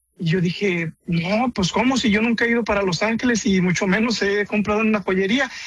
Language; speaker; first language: Spanish; native; Spanish